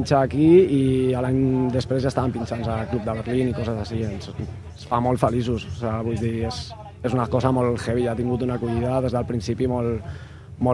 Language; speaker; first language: Catalan; non-native, local second language; Spanish